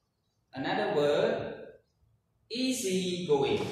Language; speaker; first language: English; non-native, learner; Khmer